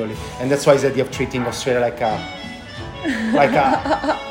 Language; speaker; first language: English; non-native, fluent; Italian